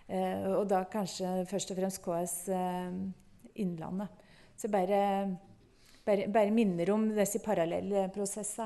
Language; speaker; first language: Norwegian; native; Norwegian